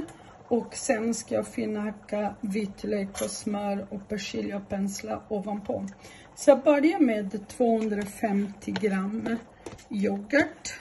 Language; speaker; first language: Swedish; non-native, learner; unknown